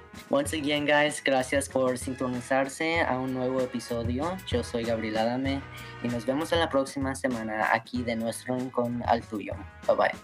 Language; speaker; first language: Spanish; early bilingual, heritage; Spanish